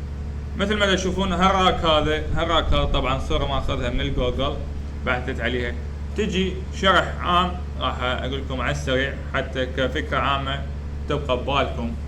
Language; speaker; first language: Arabic; native; Arabic